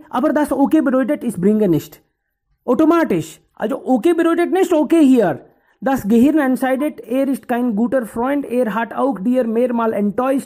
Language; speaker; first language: German; non-native, learner; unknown